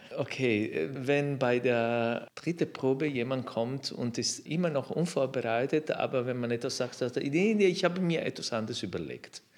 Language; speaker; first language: German; non-native, fluent; Italian